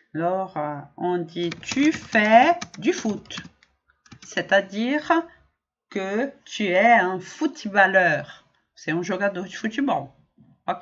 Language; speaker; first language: French; non-native, fluent; Portuguese